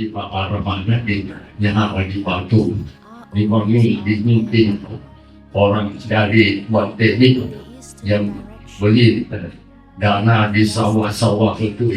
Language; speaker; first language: Indonesian; non-native, learner; Thai